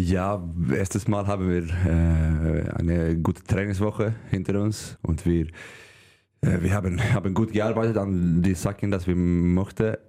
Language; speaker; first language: German; non-native, learner; Swedish